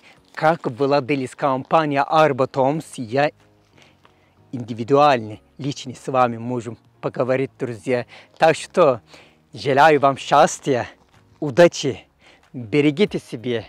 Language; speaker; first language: Russian; non-native, fluent; Turkish